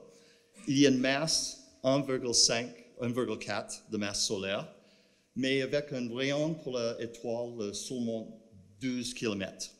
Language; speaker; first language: French; non-native, fluent; English